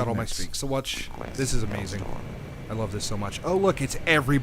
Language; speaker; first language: English; native; English